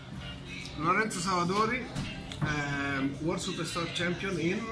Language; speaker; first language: English; non-native, fluent; Italian